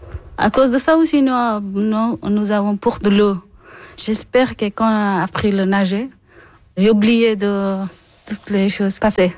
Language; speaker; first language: French; non-native, learner; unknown